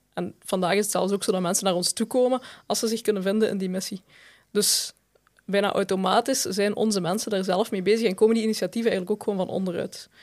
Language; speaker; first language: Dutch; native; Dutch